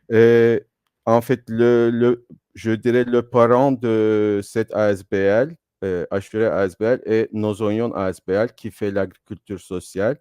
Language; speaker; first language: French; non-native, fluent; Turkish